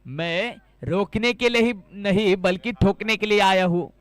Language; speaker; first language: Hindi; non-native, local second language; Marathi